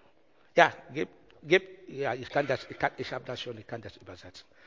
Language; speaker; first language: German; non-native, learner; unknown